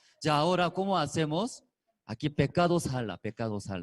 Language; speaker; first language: Spanish; non-native, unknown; Korean